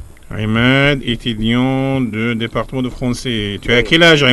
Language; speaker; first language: French; non-native, fluent; Arabic